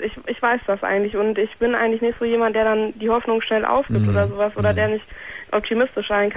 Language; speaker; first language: German; native; German